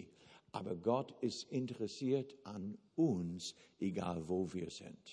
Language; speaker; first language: German; non-native, fluent; English